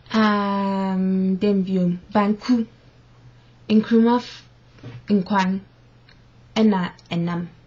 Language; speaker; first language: English; non-native, local second language; Akan